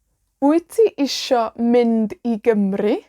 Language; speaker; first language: Welsh; non-native, fluent; Spanish